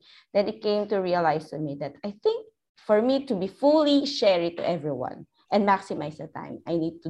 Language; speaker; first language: English; non-native, local second language; Filipino